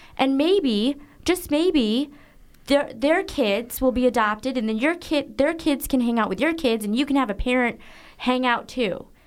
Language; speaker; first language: English; native; English